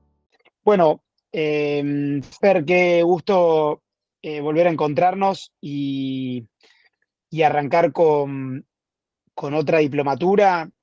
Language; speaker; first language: Spanish; native; Spanish